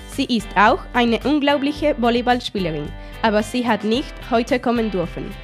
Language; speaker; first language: German; non-native, fluent; Spanish